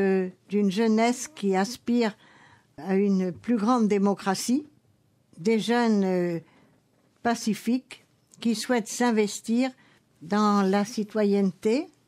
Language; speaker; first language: French; native; French